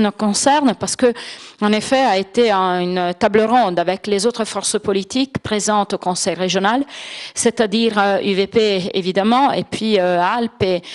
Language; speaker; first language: French; non-native, local second language; Italian